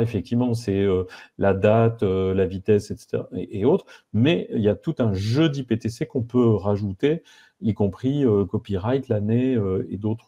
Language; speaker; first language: French; native; French